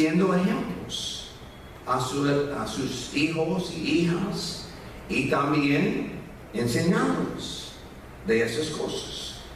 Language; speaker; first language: Spanish; non-native, fluent; English